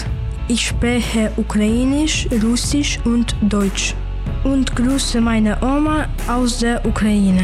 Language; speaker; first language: German; early bilingual, other home language; Ukrainian